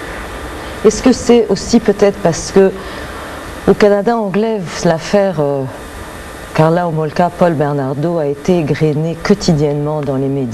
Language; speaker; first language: French; native; French